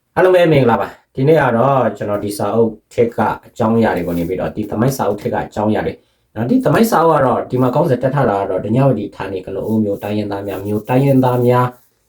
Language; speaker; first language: Burmese; non-native, local second language; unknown